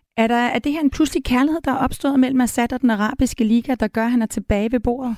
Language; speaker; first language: Danish; native; Danish